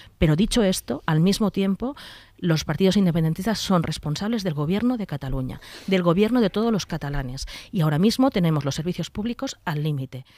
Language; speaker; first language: Spanish; native; Spanish